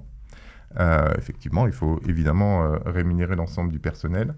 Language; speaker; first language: French; native; French